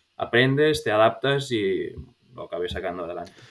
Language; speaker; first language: Spanish; native; Spanish